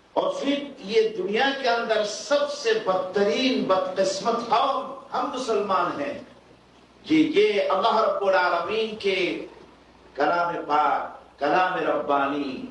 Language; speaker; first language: Urdu; non-native, fluent; Bangla